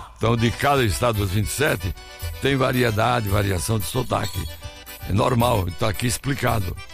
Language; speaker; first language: Portuguese; native; Portuguese